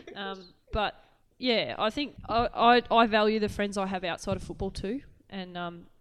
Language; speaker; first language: English; native; English